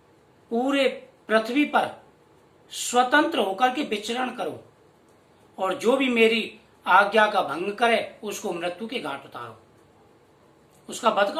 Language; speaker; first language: Hindi; native; Hindi